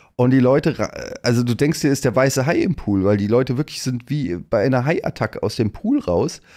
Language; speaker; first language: German; native; German